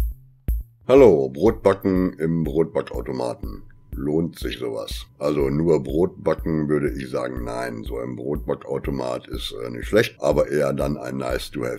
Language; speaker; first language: German; native; German